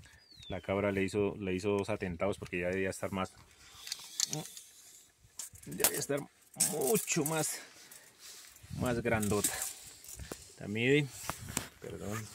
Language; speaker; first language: Spanish; native; Spanish